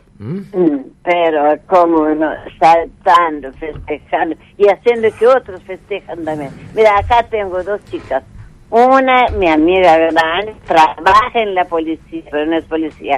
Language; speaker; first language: Spanish; non-native, fluent; Portuguese